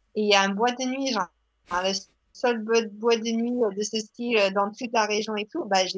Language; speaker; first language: French; non-native, fluent; English